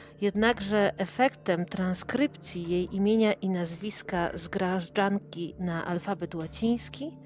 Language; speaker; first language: Polish; native; Polish